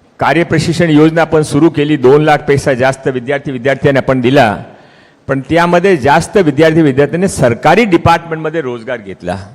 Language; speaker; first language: Marathi; non-native, local second language; Hindi